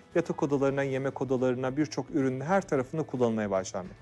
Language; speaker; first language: Turkish; native; Turkish